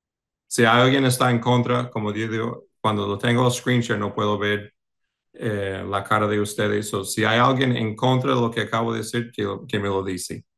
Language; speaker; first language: Spanish; non-native, fluent; English